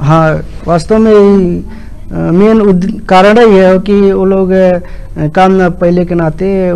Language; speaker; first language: Bhojpuri; non-native, local second language; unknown